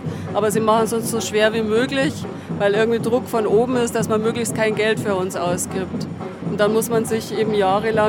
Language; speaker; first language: German; native; German